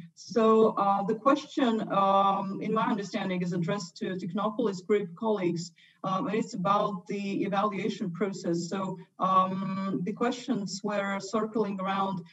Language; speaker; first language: English; non-native, fluent; Latvian